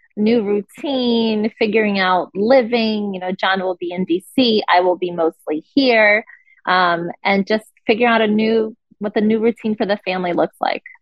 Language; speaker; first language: English; non-native, fluent; Portuguese